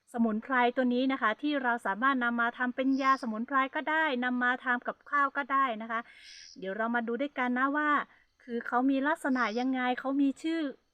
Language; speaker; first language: Thai; non-native, local second language; Hmong